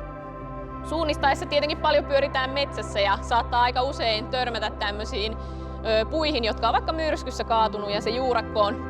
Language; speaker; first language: Finnish; native; Finnish